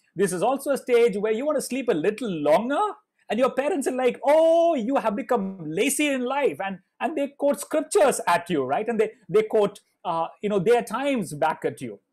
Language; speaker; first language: English; non-native, local second language; Malayalam